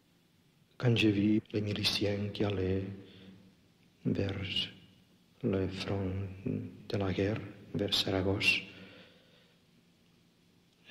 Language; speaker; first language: French; non-native, fluent; Catalan